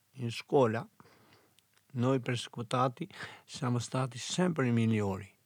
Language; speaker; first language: Italian; non-native, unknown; Albanian